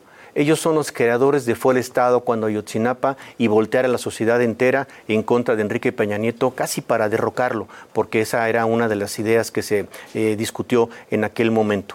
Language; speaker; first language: Spanish; native; Spanish